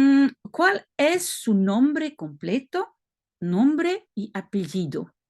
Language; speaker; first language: Spanish; non-native, learner; French